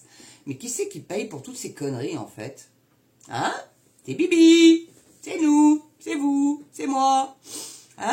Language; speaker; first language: French; native; French